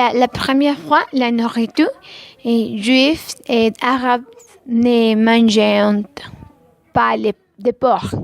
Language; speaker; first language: French; non-native, learner; Spanish